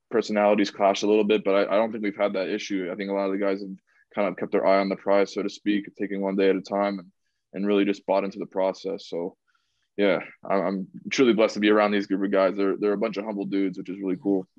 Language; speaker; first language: English; native; English